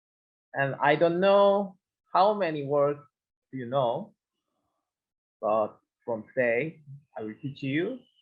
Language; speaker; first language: English; non-native, learner; Korean